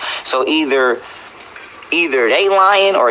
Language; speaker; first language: English; native; English